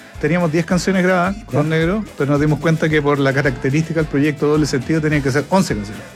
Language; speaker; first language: Spanish; native; Spanish